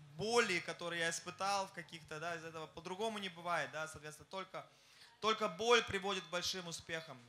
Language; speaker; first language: Russian; non-native, fluent; German